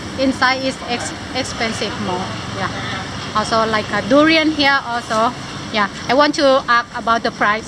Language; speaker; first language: English; non-native, local second language; Thai